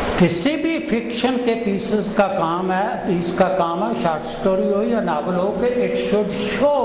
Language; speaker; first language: Hindi; non-native, local second language; Punjabi